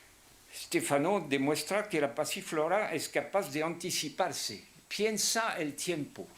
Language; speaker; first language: Spanish; non-native, fluent; French